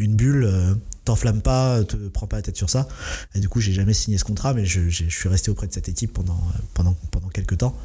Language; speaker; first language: French; native; French